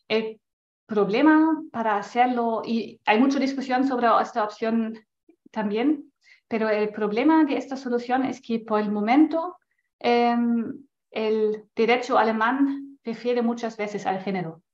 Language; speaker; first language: Spanish; non-native, fluent; German